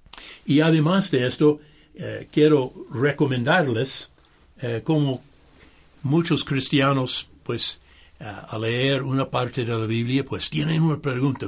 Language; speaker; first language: Spanish; non-native, fluent; English